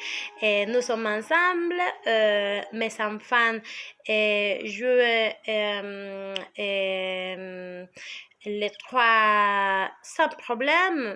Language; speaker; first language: French; non-native, learner; Spanish